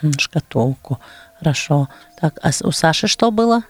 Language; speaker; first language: Russian; non-native, local second language; Buriat